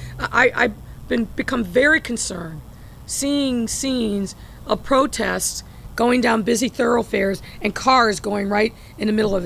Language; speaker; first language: English; native; English